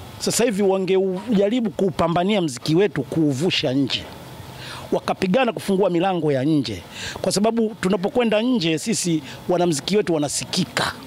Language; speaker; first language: Swahili; native; Swahili